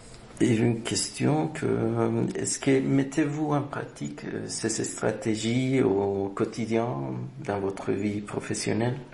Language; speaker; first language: French; non-native, fluent; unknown